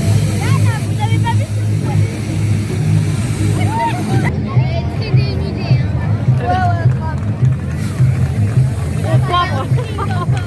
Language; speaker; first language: French; native; French